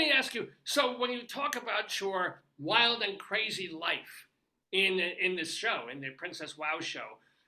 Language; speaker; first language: English; native; English